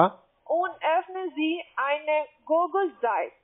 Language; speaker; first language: German; non-native, learner; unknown